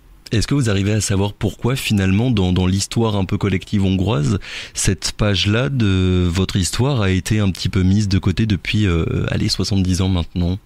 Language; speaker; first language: French; native; French